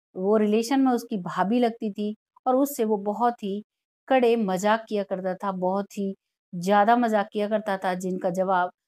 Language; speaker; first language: Hindi; native; Hindi